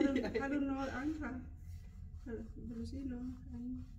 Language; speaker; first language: Danish; non-native, local second language; Kalaallisut